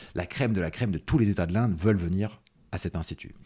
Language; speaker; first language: French; native; French